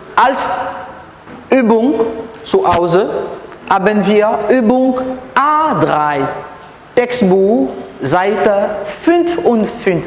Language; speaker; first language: German; non-native, fluent; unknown